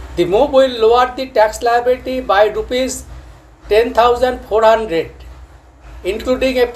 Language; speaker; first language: English; non-native, local second language; Bangla